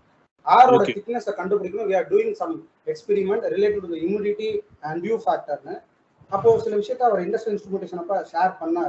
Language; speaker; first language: Tamil; native; Tamil